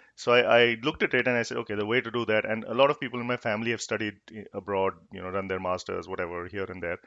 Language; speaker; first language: English; non-native, local second language; Hindi